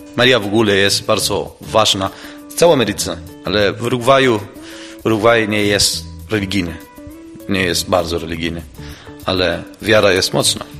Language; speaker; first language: Polish; non-native, learner; Spanish